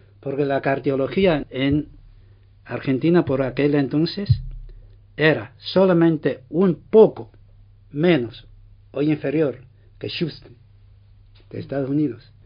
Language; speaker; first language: Spanish; non-native, fluent; Chinese